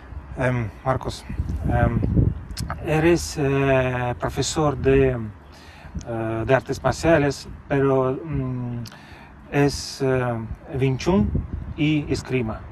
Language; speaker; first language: Spanish; non-native, fluent; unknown